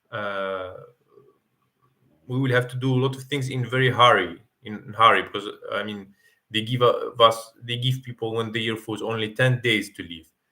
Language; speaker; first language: English; non-native, fluent; Arabic